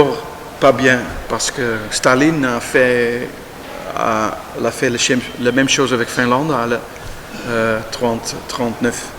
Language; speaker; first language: French; non-native, learner; Dutch